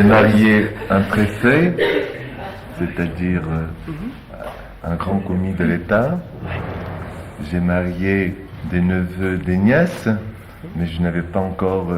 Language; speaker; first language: French; native; French